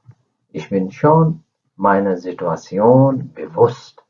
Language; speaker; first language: German; non-native, fluent; Urdu